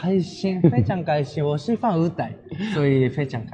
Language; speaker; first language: Chinese; non-native, learner; Japanese